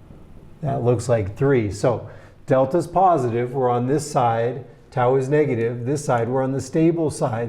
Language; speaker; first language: English; native; English